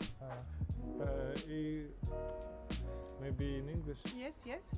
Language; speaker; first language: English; non-native, learner; Ukrainian